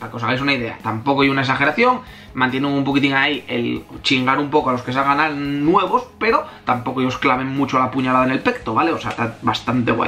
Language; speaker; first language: Spanish; native; Spanish